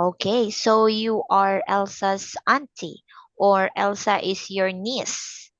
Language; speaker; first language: English; non-native, fluent; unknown